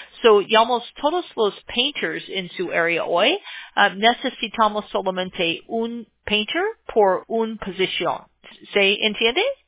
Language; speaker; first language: Spanish; non-native, learner; English